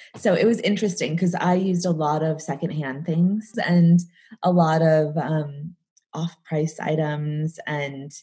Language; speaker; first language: English; native; English